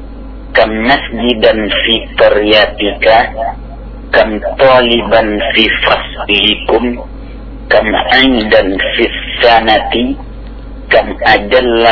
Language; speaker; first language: Arabic; non-native, learner; Indonesian